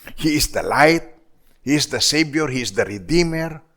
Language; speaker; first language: English; non-native, local second language; Filipino